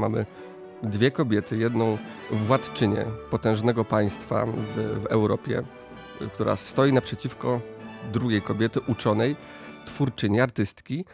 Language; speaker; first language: Polish; native; Polish